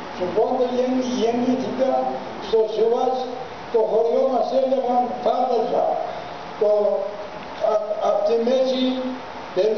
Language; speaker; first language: Greek; early bilingual, other home language; Turkish